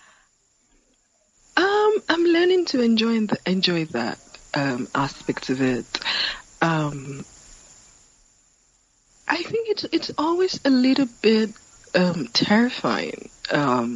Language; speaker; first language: English; non-native, local second language; Yoruba